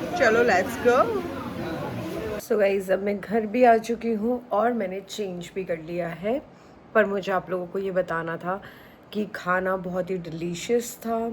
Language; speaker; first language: Hindi; native; Hindi